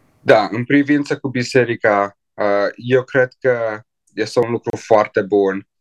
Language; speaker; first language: Romanian; early bilingual, heritage; Romanian